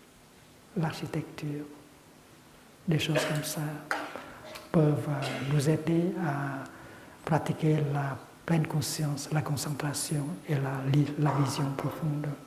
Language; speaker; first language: French; non-native, fluent; Vietnamese